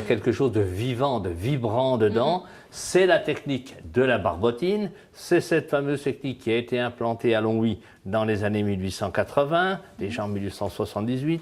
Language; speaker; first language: French; native; French